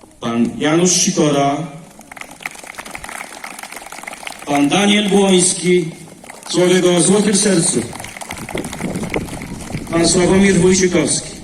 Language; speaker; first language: Polish; native; Polish